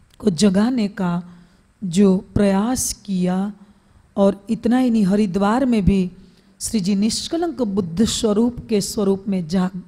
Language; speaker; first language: Hindi; non-native, local second language; Gujarati